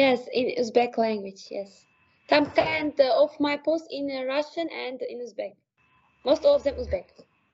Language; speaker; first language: English; non-native, learner; Uzbek